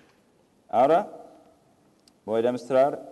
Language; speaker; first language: Spanish; non-native, fluent; English